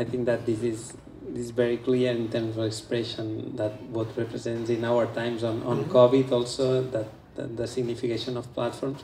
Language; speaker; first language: English; non-native, fluent; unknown